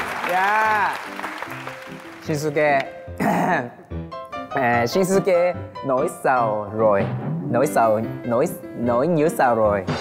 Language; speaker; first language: Vietnamese; non-native, learner; Japanese